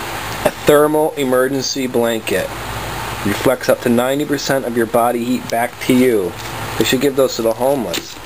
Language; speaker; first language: English; native; English